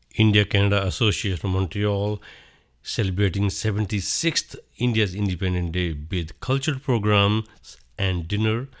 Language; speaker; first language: English; non-native, local second language; Hindi